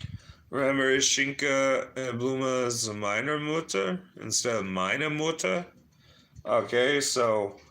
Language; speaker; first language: German; non-native, learner; English